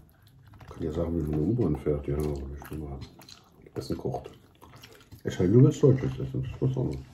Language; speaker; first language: German; native; German